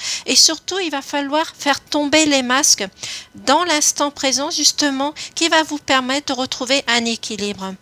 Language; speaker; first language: French; native; French